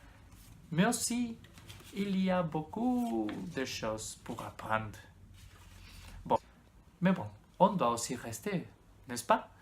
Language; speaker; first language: French; non-native, learner; Spanish